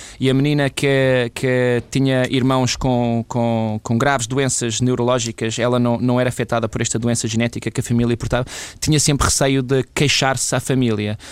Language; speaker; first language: Portuguese; early bilingual, other home language; English